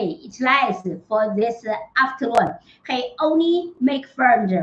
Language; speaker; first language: English; non-native, learner; Chinese